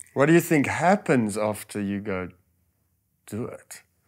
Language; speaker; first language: English; non-native, local second language; Afrikaans